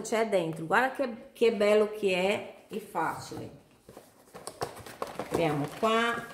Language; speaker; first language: Italian; non-native, fluent; Portuguese